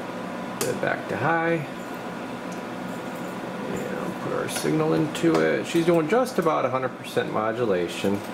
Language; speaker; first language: English; native; English